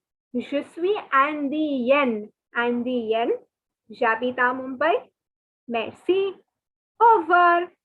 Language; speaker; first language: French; non-native, learner; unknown